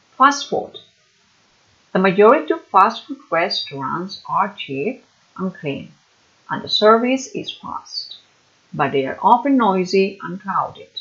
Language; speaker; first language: English; non-native, fluent; Catalan